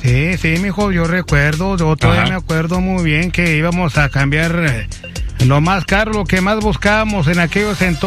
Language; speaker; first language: Spanish; native; Spanish